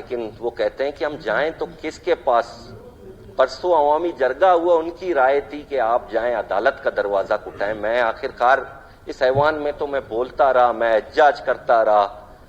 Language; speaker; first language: Urdu; non-native, local second language; Baluchi